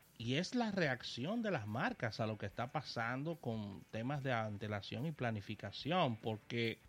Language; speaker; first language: Spanish; native; Spanish